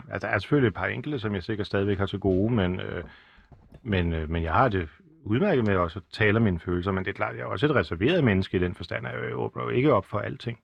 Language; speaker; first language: Danish; native; Danish